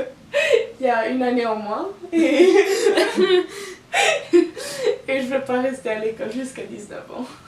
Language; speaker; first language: French; non-native, local second language; Italian